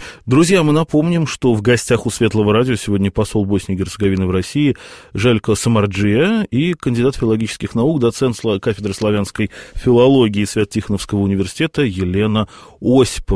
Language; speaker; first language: Russian; native; Russian